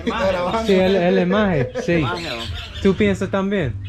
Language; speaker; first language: Spanish; non-native, learner; English